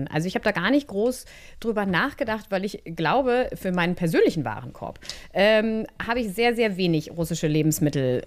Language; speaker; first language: German; native; German